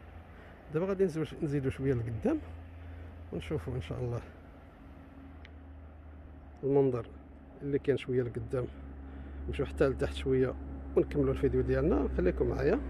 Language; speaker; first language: Arabic; native; Arabic